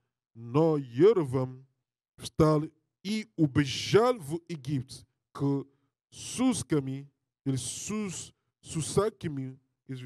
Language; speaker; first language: Russian; non-native, learner; English